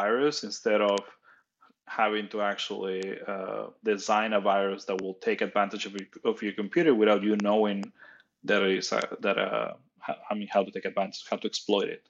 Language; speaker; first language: English; non-native, fluent; Spanish